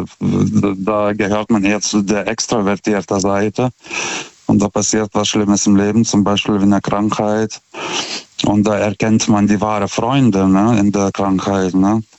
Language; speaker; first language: German; non-native, fluent; Lithuanian